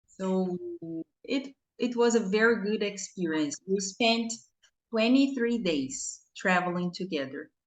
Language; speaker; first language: English; non-native, fluent; Portuguese